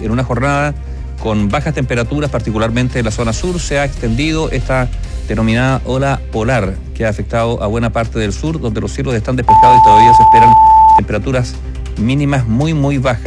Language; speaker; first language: Spanish; native; Spanish